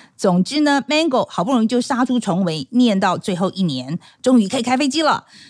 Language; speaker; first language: Chinese; native; Chinese